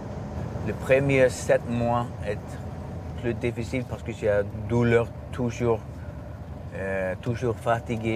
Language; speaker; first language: French; non-native, learner; Icelandic